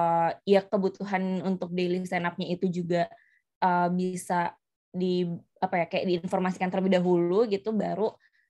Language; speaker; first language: Indonesian; native; Indonesian